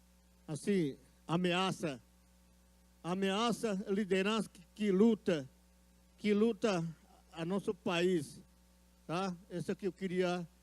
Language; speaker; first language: Portuguese; non-native, local second language; Yanomámi